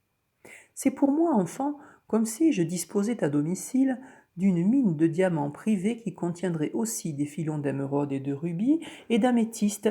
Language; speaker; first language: French; native; French